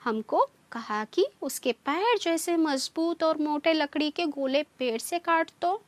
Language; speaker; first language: Hindi; non-native, local second language; Kannada